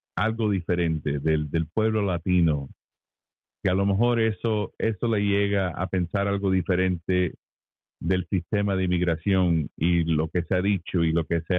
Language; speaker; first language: Spanish; early bilingual, heritage; Spanish